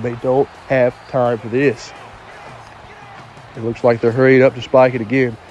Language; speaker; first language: English; native; English